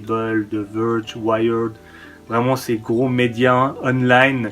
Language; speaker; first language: French; early bilingual, other home language; Persian